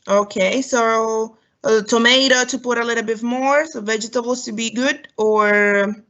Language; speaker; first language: English; non-native, fluent; Romanian